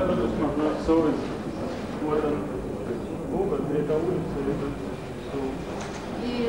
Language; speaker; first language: Russian; non-native, learner; Arabic